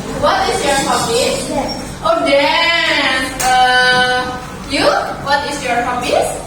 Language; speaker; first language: English; non-native, learner; Indonesian